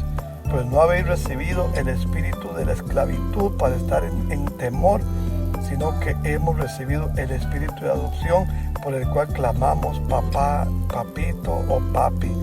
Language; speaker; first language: Spanish; native; Spanish